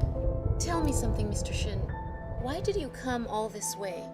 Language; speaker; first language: English; native; English